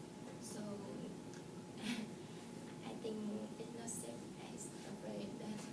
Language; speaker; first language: English; non-native, learner; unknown